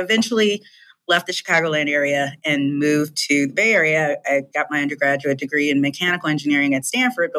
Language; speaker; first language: English; native; English